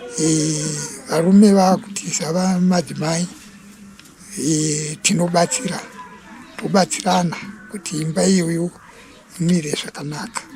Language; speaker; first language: Shona; non-native, local second language; Venda